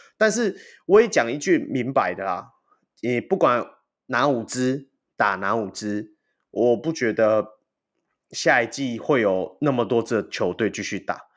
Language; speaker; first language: Chinese; native; Chinese